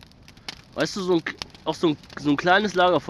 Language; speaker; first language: German; native; German